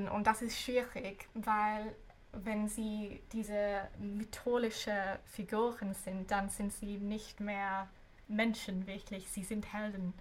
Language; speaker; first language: German; non-native, fluent; English